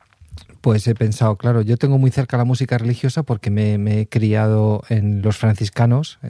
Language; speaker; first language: Spanish; native; Spanish